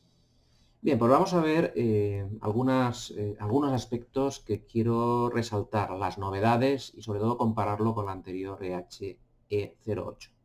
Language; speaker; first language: Spanish; native; Spanish